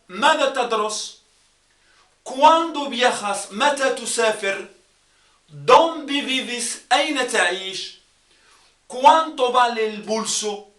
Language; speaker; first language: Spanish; non-native, fluent; Arabic